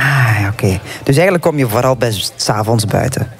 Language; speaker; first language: Dutch; native; Dutch